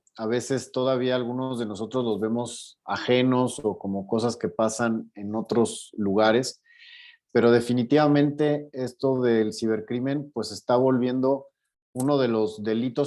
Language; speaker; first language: Spanish; native; Spanish